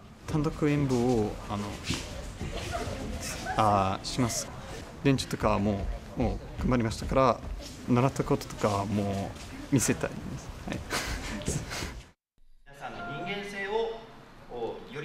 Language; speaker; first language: Japanese; non-native, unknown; English